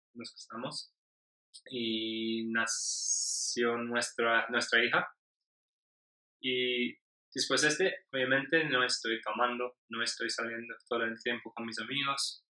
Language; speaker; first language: Spanish; non-native, learner; English